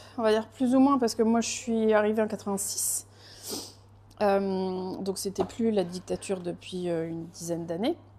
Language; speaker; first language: French; early bilingual, other home language; Portuguese